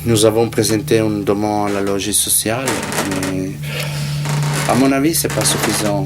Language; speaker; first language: French; non-native, learner; Italian